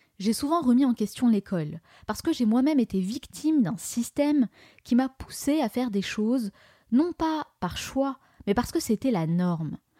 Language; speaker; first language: French; native; French